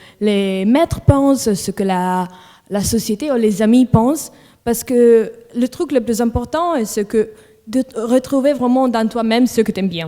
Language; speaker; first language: French; non-native, local second language; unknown